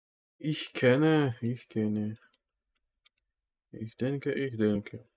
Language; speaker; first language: German; non-native, learner; Russian